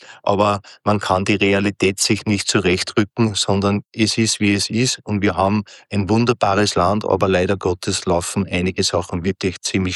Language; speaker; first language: German; native; German